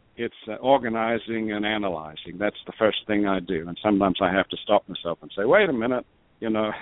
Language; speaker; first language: English; native; English